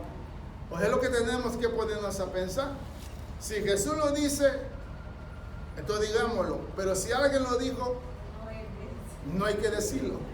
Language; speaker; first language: Spanish; native; Spanish